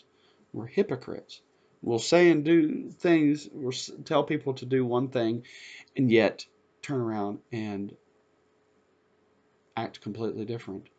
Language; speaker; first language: English; native; English